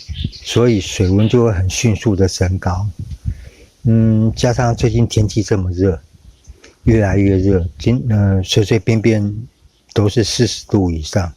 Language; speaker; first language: Chinese; native; Chinese